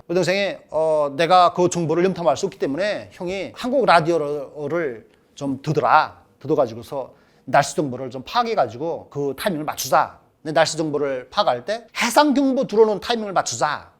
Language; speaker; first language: Korean; native; Korean